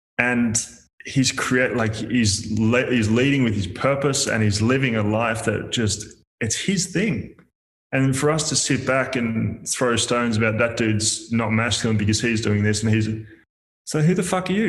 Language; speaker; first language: English; native; English